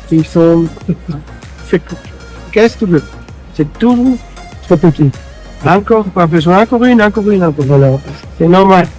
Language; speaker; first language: French; non-native, learner; German